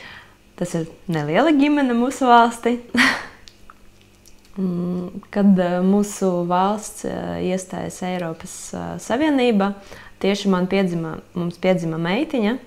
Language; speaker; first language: Latvian; non-native, local second language; Russian